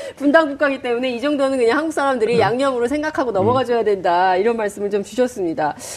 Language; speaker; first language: Korean; native; Korean